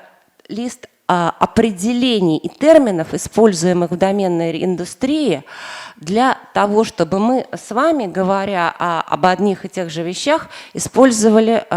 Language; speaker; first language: Russian; native; Russian